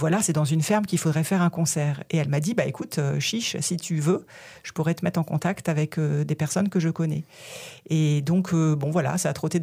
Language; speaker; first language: French; native; French